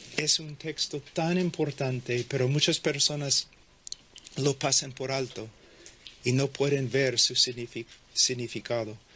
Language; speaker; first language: Spanish; non-native, fluent; English